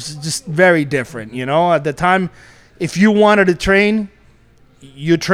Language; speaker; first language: English; non-native, fluent; Spanish